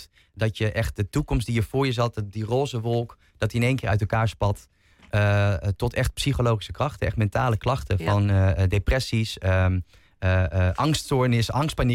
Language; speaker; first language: Dutch; native; Dutch